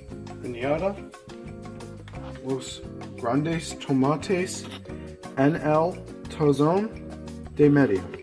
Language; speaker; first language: Spanish; non-native, learner; English